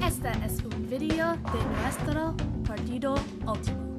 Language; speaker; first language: Spanish; non-native, learner; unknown